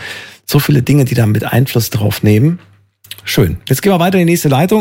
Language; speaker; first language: German; native; German